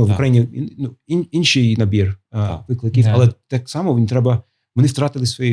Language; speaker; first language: Ukrainian; non-native, fluent; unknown